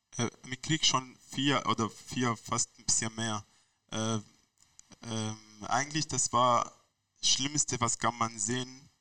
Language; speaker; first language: German; non-native, learner; Arabic